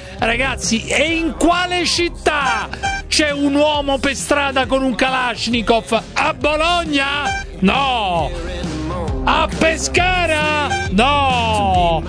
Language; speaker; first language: Italian; native; Italian